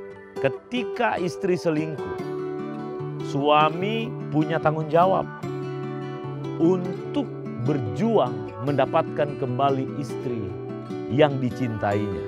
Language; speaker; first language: Indonesian; native; Indonesian